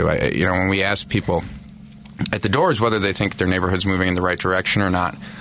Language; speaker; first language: English; native; English